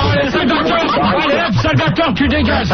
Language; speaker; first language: French; native; French